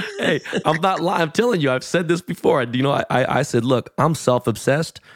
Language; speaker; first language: English; native; English